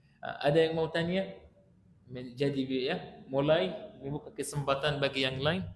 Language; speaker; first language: Malay; non-native, fluent; Arabic